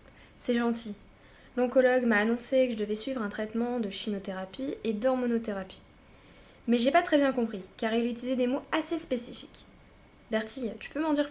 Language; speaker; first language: French; native; French